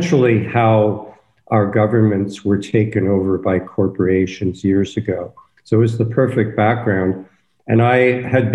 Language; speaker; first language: English; native; English